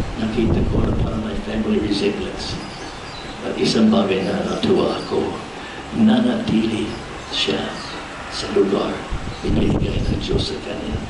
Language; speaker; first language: Filipino; non-native, fluent; English